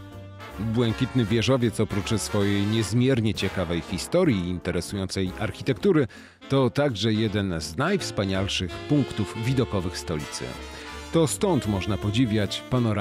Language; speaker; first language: Polish; native; Polish